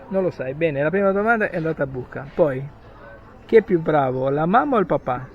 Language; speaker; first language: Italian; native; Italian